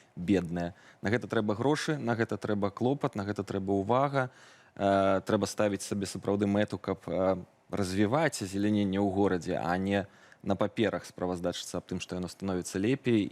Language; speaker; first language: Belarusian; native; Belarusian